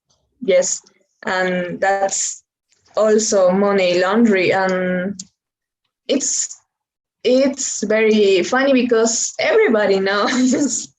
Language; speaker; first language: English; non-native, learner; Spanish